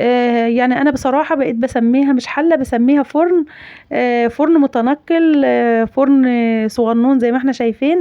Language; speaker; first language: Arabic; native; Arabic